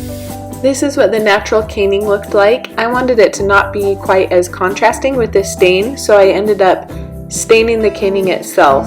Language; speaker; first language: English; native; English